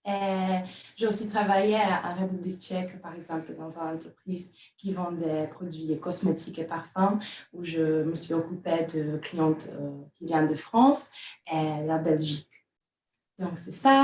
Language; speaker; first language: French; non-native, fluent; Czech